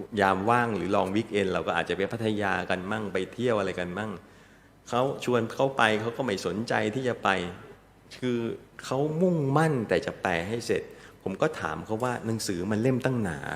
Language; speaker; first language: Thai; native; Thai